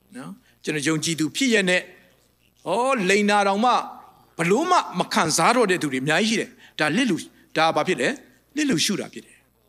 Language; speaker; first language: Burmese; non-native, local second language; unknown